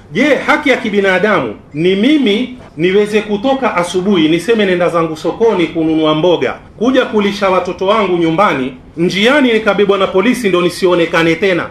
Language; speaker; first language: Swahili; native; Swahili